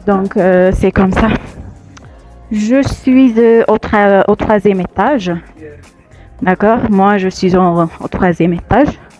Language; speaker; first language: French; non-native, fluent; Amharic